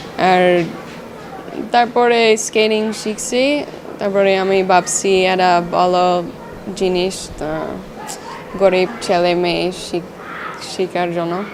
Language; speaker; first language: Bangla; non-native, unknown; English